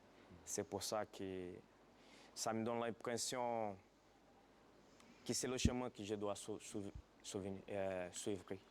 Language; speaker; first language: French; non-native, fluent; Portuguese